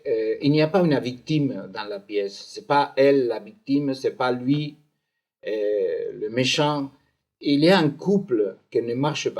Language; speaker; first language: French; non-native, fluent; Spanish